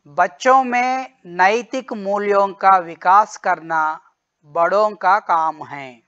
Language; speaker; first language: Hindi; non-native, local second language; Telugu